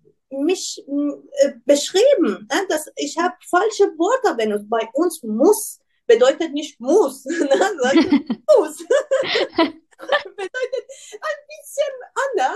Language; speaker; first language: German; non-native, learner; Persian